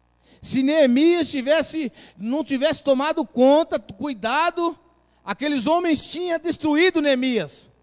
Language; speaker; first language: Portuguese; native; Portuguese